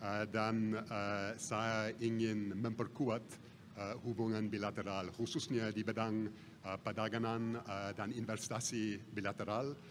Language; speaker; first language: Indonesian; non-native, fluent; English